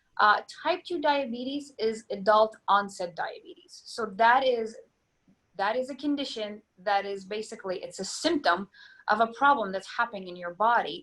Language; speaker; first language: English; non-native, fluent; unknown